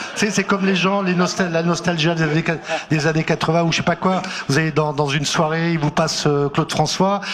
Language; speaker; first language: French; native; French